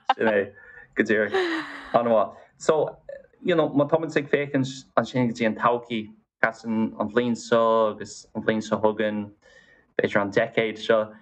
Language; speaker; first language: Irish; non-native, local second language; English